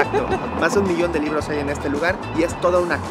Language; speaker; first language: Spanish; native; Spanish